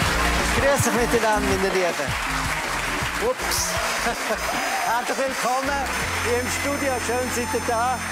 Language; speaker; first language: German; native; German